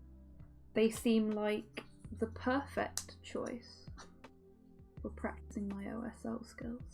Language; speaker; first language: English; native; English